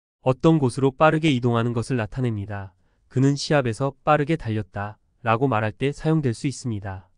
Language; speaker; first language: Korean; native; Korean